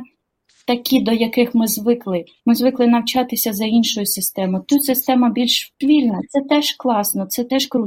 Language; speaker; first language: Ukrainian; native; Ukrainian